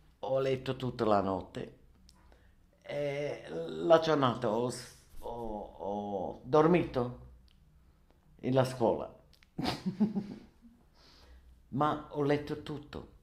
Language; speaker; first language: Italian; non-native, learner; German